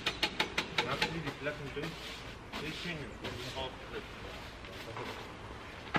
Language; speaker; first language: German; native; German